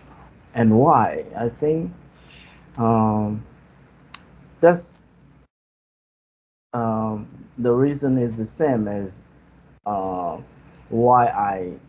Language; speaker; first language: English; non-native, fluent; Chinese